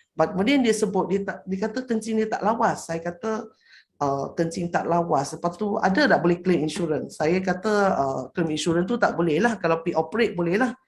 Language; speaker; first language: Malay; non-native, local second language; Chinese